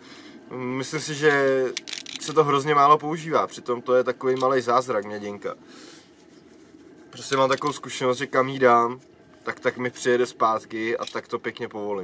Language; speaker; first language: Czech; native; Czech